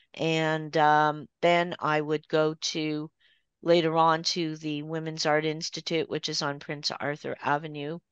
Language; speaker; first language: English; native; English